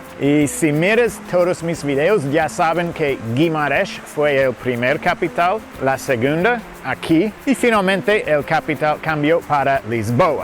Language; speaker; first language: Spanish; non-native, fluent; English